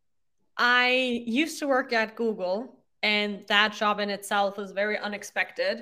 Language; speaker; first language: English; non-native, fluent; German